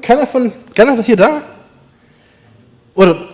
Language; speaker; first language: German; native; German